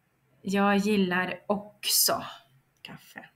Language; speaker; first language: Swedish; non-native, fluent; Russian